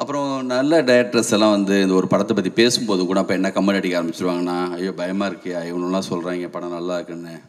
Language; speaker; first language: Tamil; native; Tamil